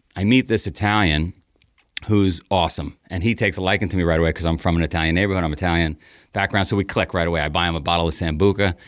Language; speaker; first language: English; native; English